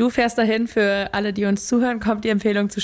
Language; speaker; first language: German; native; German